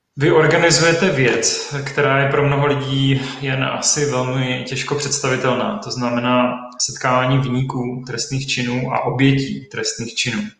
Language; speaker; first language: Czech; native; Czech